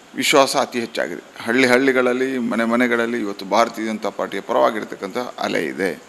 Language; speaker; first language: Kannada; non-native, local second language; Tulu